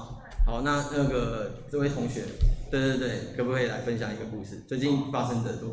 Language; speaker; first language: Chinese; native; Chinese